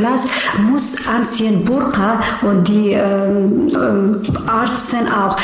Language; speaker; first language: German; non-native, learner; Persian